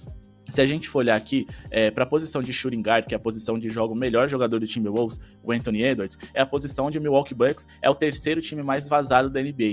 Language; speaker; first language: Portuguese; native; Portuguese